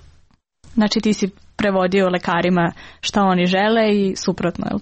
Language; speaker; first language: Serbian; native; Serbian